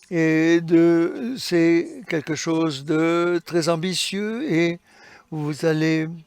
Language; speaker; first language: French; non-native, fluent; English